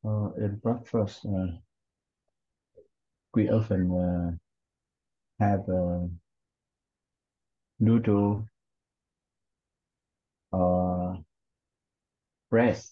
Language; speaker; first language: English; non-native, learner; Vietnamese